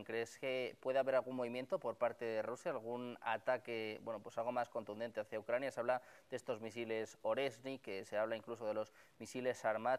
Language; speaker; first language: Spanish; native; Spanish